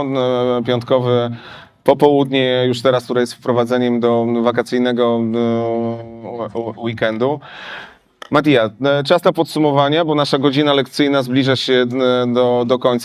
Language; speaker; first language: Polish; native; Polish